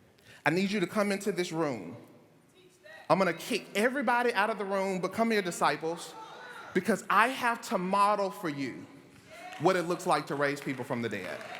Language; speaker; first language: English; native; English